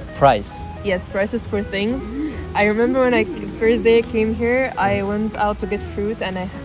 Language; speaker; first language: English; non-native, fluent; Arabic